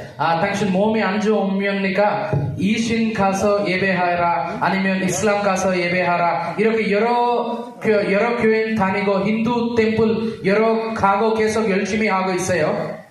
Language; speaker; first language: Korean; non-native, learner; Telugu